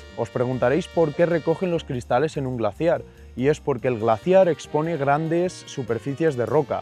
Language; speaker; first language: Spanish; native; Spanish